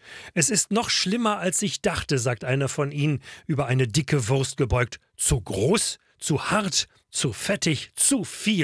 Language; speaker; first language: German; native; German